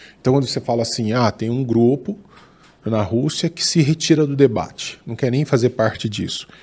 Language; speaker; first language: Portuguese; native; Portuguese